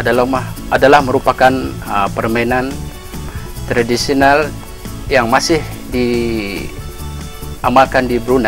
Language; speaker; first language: Malay; native; Malay